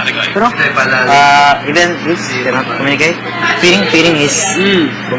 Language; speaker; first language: English; non-native, learner; Cebuano